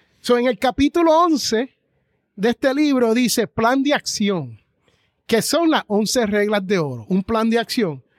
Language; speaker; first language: Spanish; native; Spanish